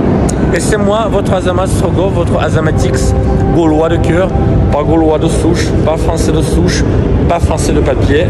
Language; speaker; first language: French; non-native, fluent; Russian